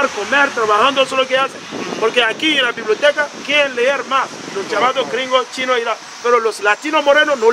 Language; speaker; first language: Spanish; non-native, learner; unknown